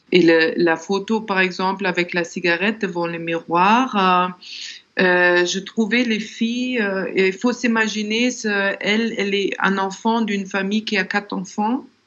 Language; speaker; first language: French; non-native, fluent; German